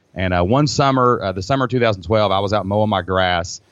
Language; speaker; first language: English; native; English